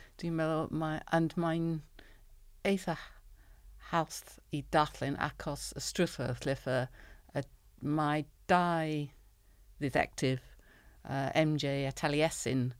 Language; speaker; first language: Welsh; non-native, learner; English